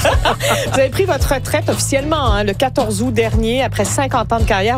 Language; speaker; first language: French; native; French